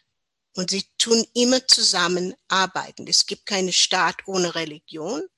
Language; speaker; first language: German; non-native, learner; English